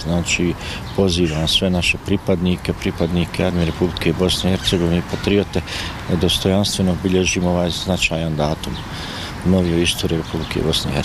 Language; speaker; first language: Serbian; native; Serbian